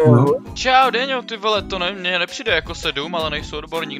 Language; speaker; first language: Czech; native; Czech